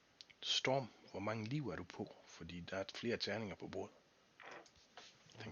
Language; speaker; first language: Danish; native; Danish